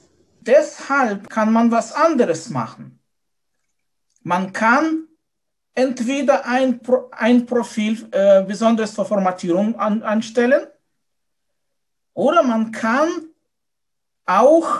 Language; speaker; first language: German; non-native, fluent; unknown